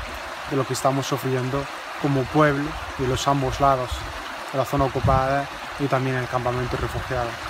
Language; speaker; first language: Spanish; non-native, fluent; Arabic